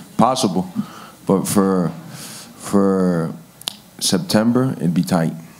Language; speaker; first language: English; early bilingual, other home language; Spanish